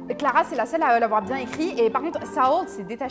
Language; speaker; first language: French; native; French